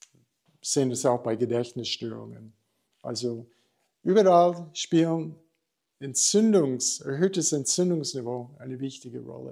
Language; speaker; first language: German; non-native, fluent; English